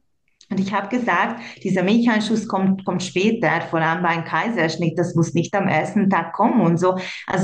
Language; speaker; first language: German; non-native, local second language; Hungarian